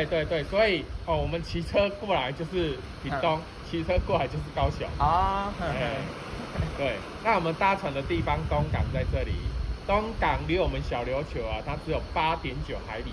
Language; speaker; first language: Chinese; native; Chinese